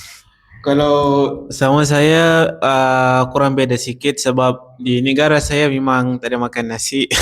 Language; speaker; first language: Indonesian; non-native, learner; Arabic